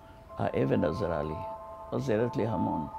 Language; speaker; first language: Hebrew; non-native, fluent; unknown